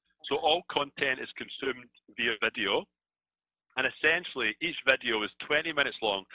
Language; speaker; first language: English; native; English